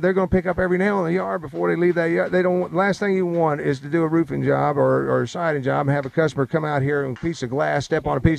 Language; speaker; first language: English; native; English